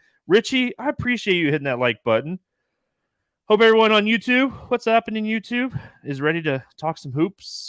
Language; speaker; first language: English; native; English